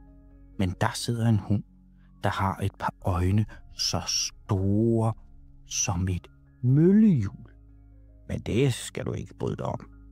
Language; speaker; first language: Danish; native; Danish